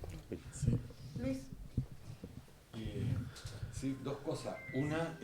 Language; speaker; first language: Spanish; native; Spanish